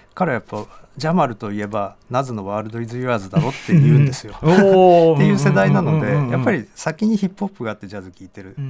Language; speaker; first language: Japanese; native; Japanese